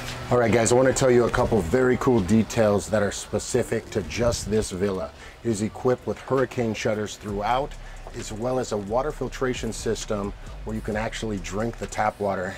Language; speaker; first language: English; native; English